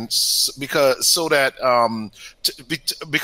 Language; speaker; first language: English; native; English